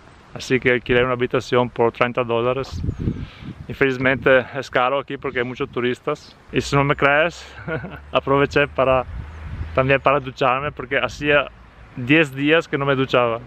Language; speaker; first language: Spanish; non-native, fluent; Italian